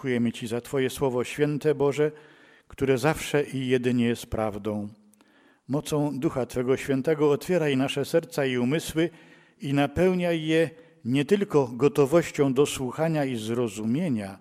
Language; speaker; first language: Polish; native; Polish